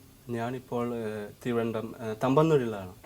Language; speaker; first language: Malayalam; non-native, learner; Assamese